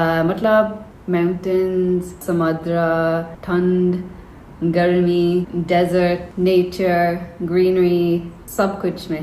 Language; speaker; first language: Hindi; non-native, learner; English